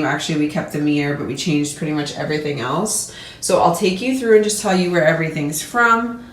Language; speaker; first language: English; native; English